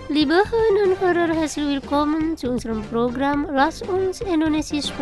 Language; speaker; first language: German; non-native, fluent; Indonesian